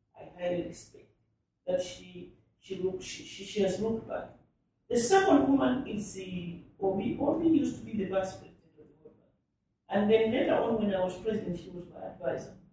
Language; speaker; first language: English; non-native, local second language; Nyanja